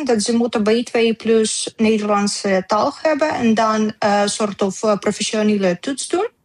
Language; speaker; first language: Dutch; non-native, learner; Ukrainian